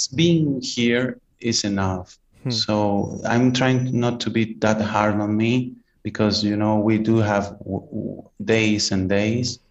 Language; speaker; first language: English; non-native, fluent; Spanish